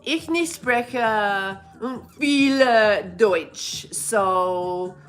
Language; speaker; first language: German; non-native, learner; English